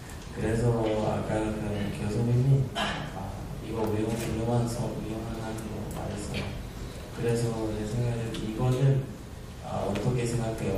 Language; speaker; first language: Korean; non-native, learner; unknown